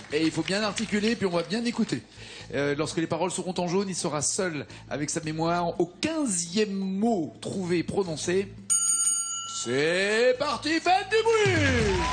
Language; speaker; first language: French; native; French